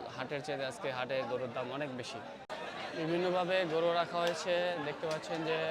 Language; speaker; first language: Bangla; native; Bangla